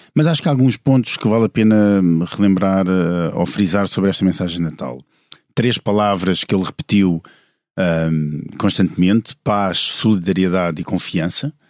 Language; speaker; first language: Portuguese; native; Portuguese